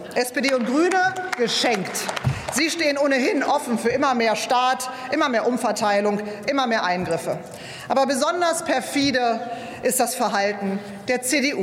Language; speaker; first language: German; native; German